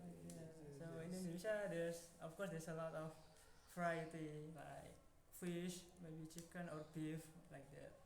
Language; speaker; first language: English; non-native, learner; Indonesian